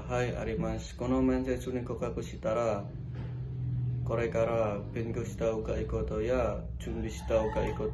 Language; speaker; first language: Japanese; non-native, learner; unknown